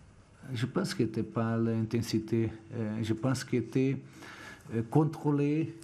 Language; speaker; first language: French; non-native, fluent; Portuguese